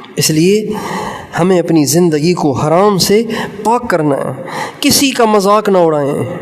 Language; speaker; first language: Urdu; native; Urdu